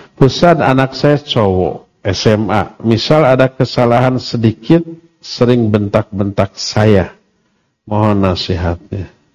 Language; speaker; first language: Indonesian; non-native, local second language; Sundanese